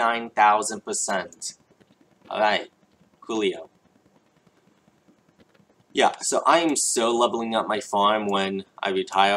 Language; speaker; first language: English; native; English